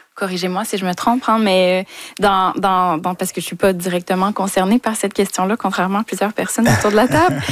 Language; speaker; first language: French; native; French